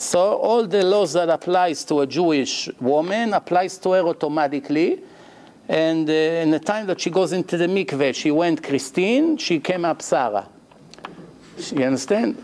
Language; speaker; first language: English; non-native, fluent; Hebrew